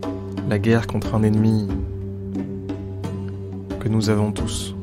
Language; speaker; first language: French; native; French